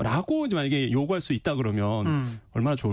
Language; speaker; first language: Korean; native; Korean